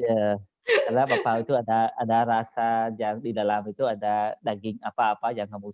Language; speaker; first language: Indonesian; non-native, learner; Khmer